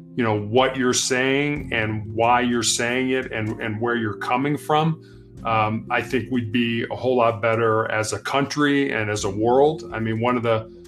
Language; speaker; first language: English; native; English